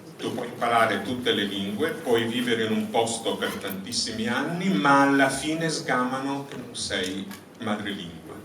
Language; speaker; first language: Italian; early bilingual, other home language; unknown